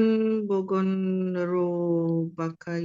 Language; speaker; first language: Korean; non-native, learner; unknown